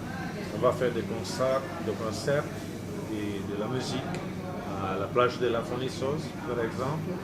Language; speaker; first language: French; non-native, fluent; Italian